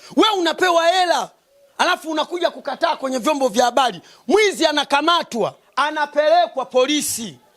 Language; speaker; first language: Swahili; native; Swahili